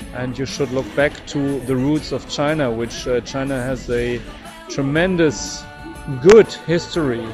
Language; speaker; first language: English; non-native, fluent; German